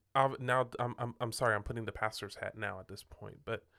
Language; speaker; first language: English; non-native, fluent; Spanish